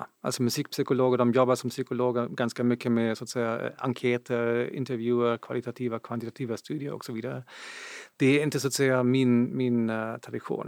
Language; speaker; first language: Swedish; non-native, fluent; German